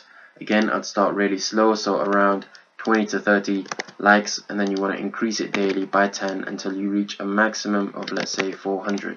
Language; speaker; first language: English; native; English